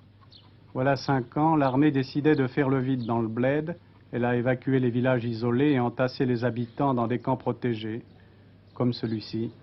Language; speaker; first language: French; native; French